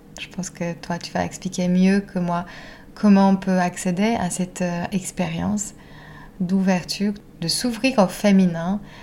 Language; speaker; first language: French; non-native, fluent; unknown